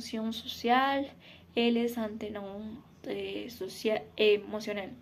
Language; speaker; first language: French; non-native, learner; Spanish